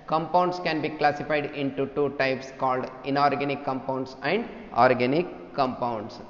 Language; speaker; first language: English; non-native, local second language; Kannada